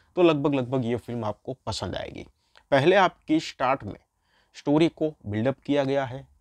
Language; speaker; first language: Hindi; non-native, local second language; Gujarati